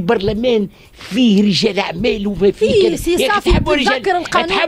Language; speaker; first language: Arabic; native; Arabic